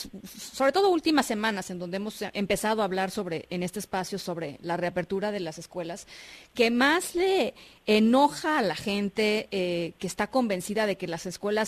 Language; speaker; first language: Spanish; native; Spanish